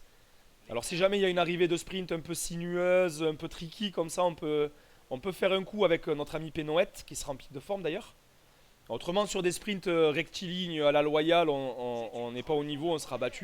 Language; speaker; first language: French; native; French